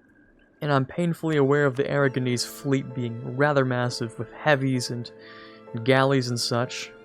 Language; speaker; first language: English; native; English